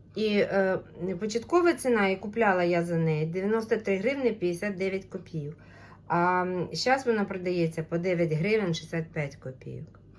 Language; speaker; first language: Ukrainian; non-native, local second language; Russian